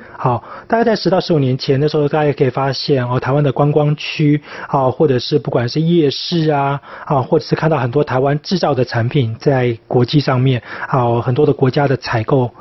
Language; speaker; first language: Chinese; native; Chinese